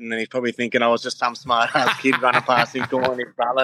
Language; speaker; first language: English; native; English